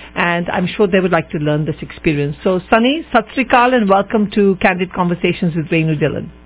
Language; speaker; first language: English; native; English